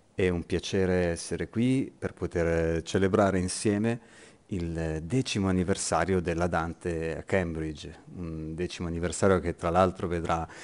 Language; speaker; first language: Italian; native; Italian